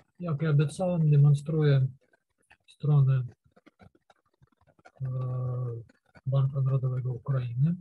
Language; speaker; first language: Polish; non-native, learner; Ukrainian